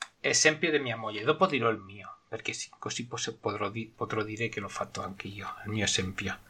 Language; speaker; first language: Italian; non-native, learner; Spanish